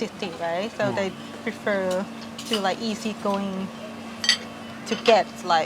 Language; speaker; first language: English; non-native, learner; Thai